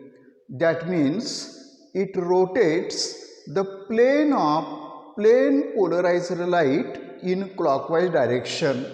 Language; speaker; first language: English; non-native, local second language; Marathi